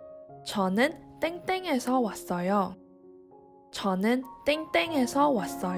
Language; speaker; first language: Korean; non-native, fluent; Chinese